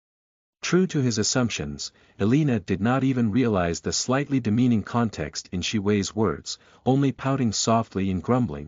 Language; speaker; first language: English; native; English